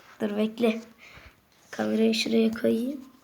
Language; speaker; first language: Turkish; native; Turkish